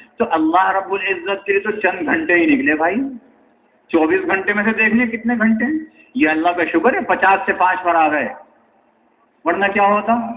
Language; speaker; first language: Urdu; native; Urdu